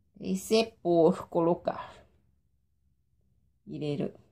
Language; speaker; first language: Portuguese; non-native, fluent; Japanese